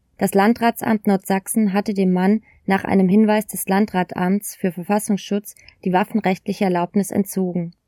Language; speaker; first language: German; native; German